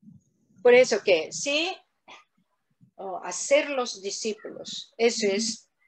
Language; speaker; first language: Spanish; non-native, learner; Korean